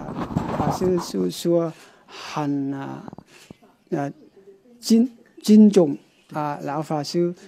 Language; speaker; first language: Chinese; non-native, local second language; Vietnamese